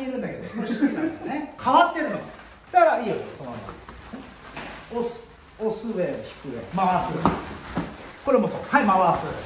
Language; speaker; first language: Japanese; native; Japanese